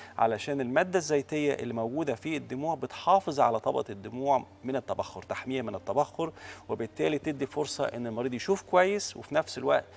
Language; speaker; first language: Arabic; native; Arabic